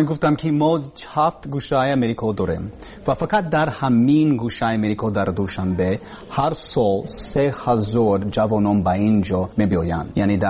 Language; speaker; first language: Persian; non-native, learner; English